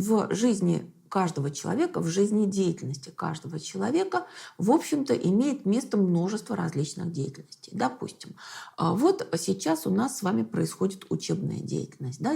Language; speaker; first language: Russian; native; Russian